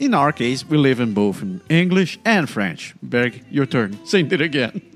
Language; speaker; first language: English; non-native, fluent; Portuguese